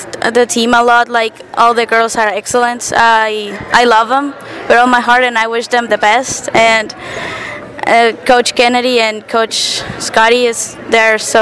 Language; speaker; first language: English; non-native, fluent; Spanish